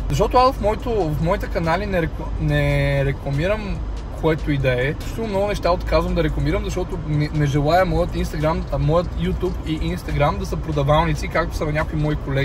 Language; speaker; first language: Bulgarian; native; Bulgarian